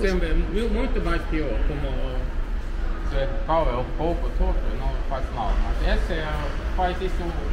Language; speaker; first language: Portuguese; non-native, learner; Norwegian